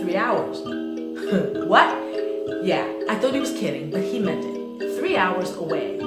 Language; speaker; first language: English; native; English